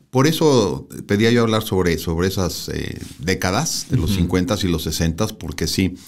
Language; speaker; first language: Spanish; native; Spanish